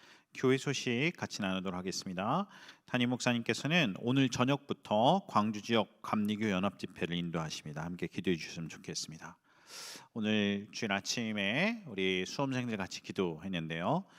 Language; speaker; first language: Korean; native; Korean